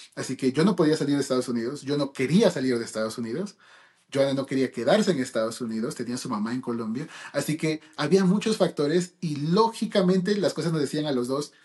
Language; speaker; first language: Spanish; early bilingual, heritage; Spanish